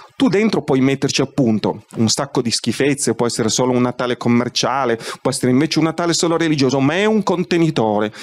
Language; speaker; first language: Italian; native; Italian